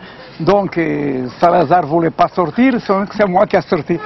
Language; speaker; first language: French; non-native, fluent; Portuguese